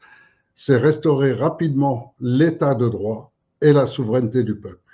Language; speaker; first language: French; native; French